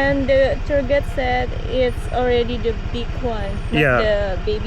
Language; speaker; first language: English; non-native, learner; Indonesian